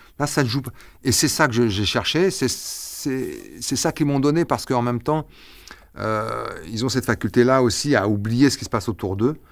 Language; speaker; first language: French; early bilingual, other home language; Arabic